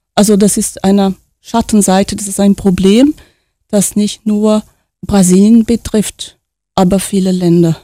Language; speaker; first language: German; non-native, fluent; Portuguese